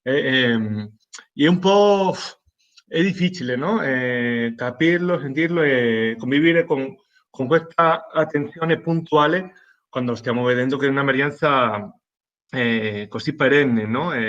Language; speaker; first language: Italian; non-native, fluent; Spanish